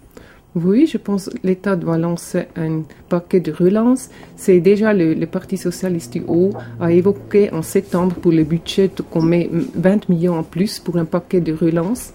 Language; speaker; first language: French; non-native, local second language; German